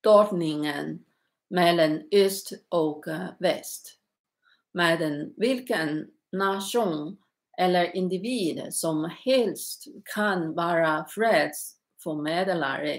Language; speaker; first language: Swedish; non-native, learner; Chinese